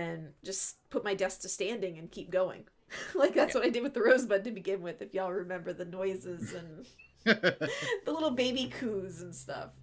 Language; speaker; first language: English; native; English